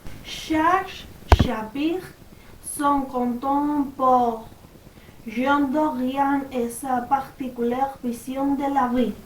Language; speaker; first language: French; non-native, learner; Spanish